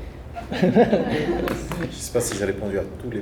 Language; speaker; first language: French; native; French